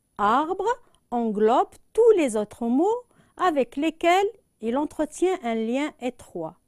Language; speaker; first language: French; non-native, local second language; Arabic